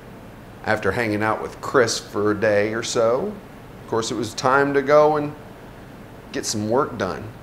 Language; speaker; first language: English; native; English